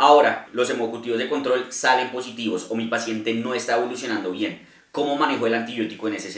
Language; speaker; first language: Spanish; native; Spanish